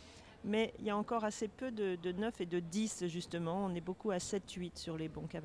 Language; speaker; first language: French; native; French